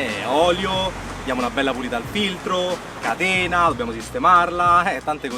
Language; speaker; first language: Italian; native; Italian